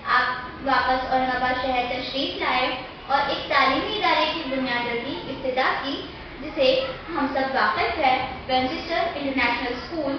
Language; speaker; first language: Urdu; native; Urdu